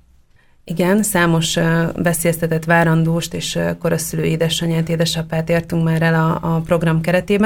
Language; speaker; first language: Hungarian; native; Hungarian